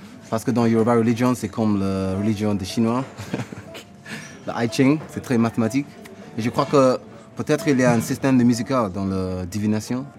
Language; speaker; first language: French; non-native, learner; Yoruba